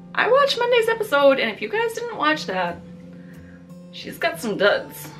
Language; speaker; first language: English; early bilingual, other home language; Italian